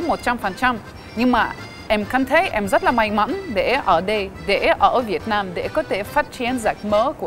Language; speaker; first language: Vietnamese; non-native, fluent; French